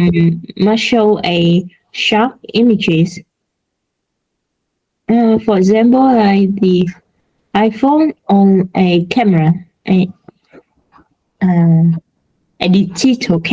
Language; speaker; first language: English; non-native, learner; Vietnamese